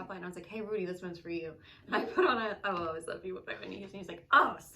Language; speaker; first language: English; native; English